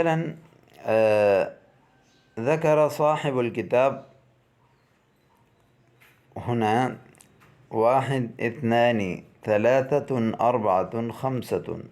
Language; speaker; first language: Arabic; non-native, fluent; Urdu